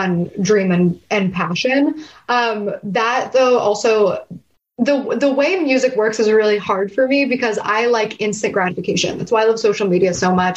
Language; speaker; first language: English; native; English